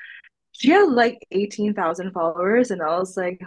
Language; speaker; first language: English; non-native, local second language; Filipino